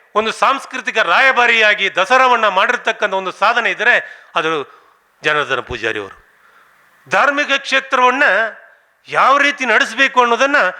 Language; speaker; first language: Kannada; non-native, local second language; Tulu